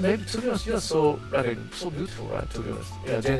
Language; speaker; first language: English; non-native, learner; Japanese